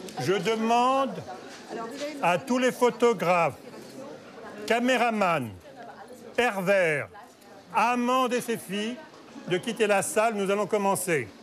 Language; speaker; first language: French; early bilingual, other home language; Spanish